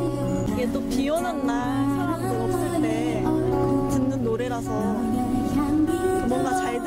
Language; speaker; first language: Korean; native; Korean